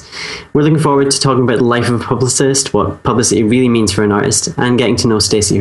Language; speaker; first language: English; native; English